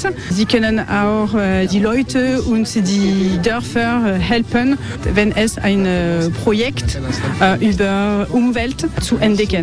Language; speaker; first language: German; non-native, learner; French